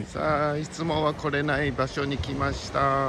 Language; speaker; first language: Japanese; native; Japanese